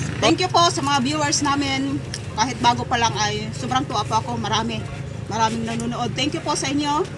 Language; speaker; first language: Filipino; non-native, local second language; Hiligaynon